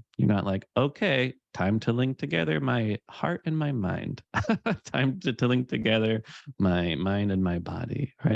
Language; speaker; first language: English; native; English